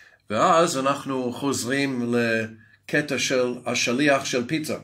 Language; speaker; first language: Hebrew; non-native, fluent; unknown